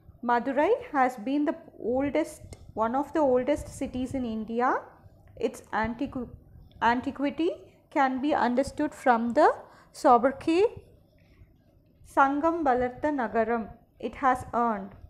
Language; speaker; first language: English; non-native, local second language; Tamil